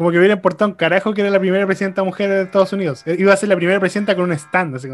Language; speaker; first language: Spanish; native; Spanish